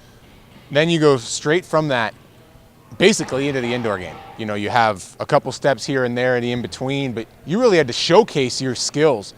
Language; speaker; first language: English; native; English